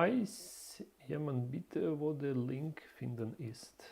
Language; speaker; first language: German; non-native, learner; Russian